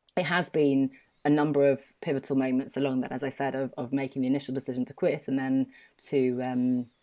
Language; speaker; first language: English; native; English